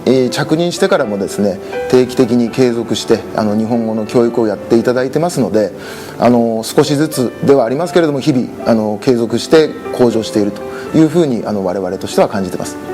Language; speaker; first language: Japanese; native; Japanese